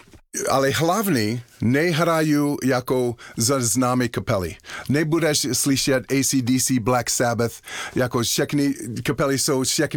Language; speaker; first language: Czech; non-native, learner; English